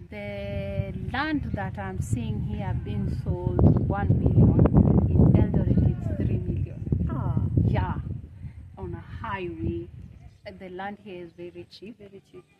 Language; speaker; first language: English; non-native, local second language; Kalenjin